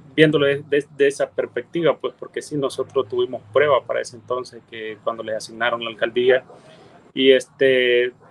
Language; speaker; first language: Spanish; native; Spanish